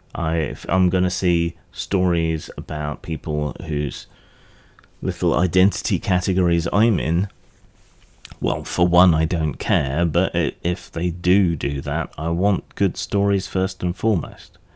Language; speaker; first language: English; native; English